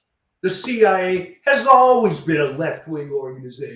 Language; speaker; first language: English; native; English